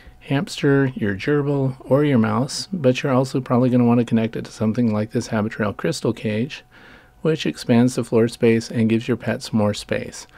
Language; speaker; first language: English; native; English